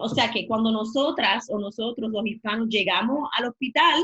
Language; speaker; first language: Spanish; early bilingual, heritage; Spanish